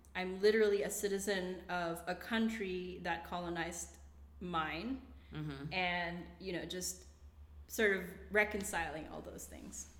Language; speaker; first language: English; non-native, local second language; Cebuano